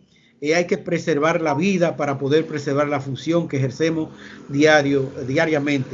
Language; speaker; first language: Spanish; native; Spanish